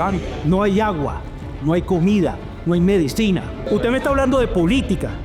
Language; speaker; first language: Spanish; native; Spanish